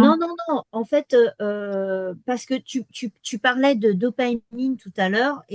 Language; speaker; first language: French; native; French